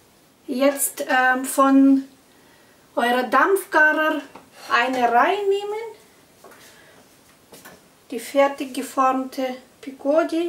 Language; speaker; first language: German; non-native, fluent; Russian